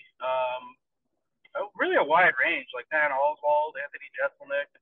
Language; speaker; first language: English; native; English